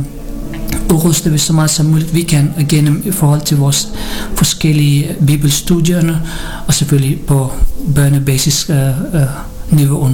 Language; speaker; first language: Danish; non-native, learner; Filipino